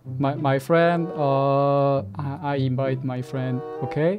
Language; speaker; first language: English; non-native, learner; Korean